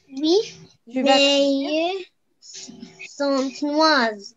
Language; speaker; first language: French; non-native, learner; Arabic